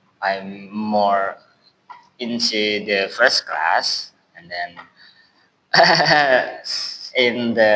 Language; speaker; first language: English; non-native, learner; Indonesian